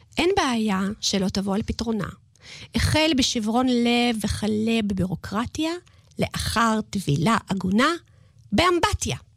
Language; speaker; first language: Hebrew; non-native, fluent; Russian